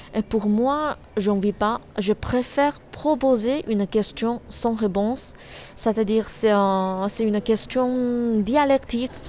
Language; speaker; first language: French; non-native, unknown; Chinese